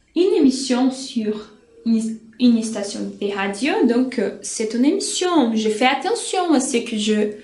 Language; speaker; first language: French; non-native, fluent; Portuguese